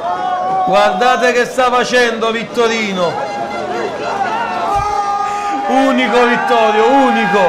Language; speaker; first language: Italian; native; Italian